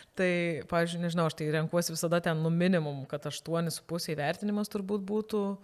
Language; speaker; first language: Lithuanian; native; Lithuanian